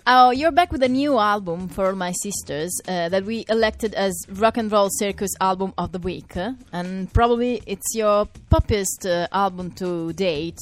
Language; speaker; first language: English; non-native, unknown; Italian